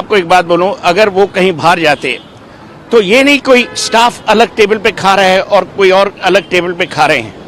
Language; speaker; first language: Hindi; native; Hindi